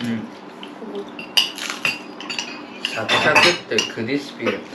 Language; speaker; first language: Japanese; early bilingual, other home language; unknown